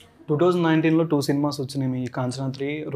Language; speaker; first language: Telugu; native; Telugu